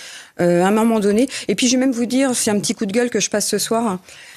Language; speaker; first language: French; native; French